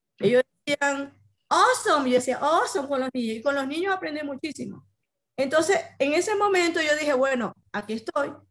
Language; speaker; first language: Spanish; native; Spanish